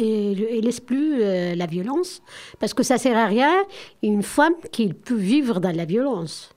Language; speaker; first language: French; non-native, learner; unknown